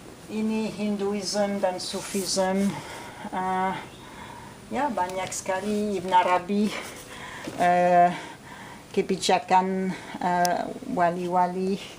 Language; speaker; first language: Indonesian; non-native, fluent; French